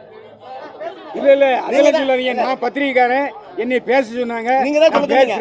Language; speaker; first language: Tamil; native; Tamil